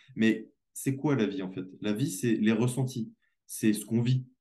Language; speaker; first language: French; native; French